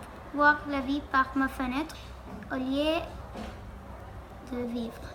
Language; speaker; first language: French; non-native, learner; Turkish